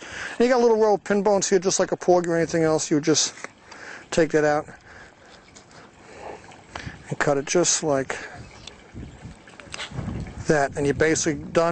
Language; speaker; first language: English; native; English